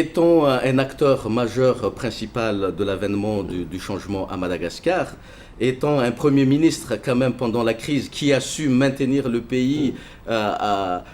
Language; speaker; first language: French; non-native, local second language; Malagasy